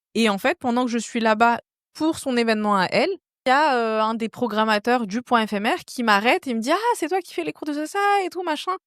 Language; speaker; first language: French; native; French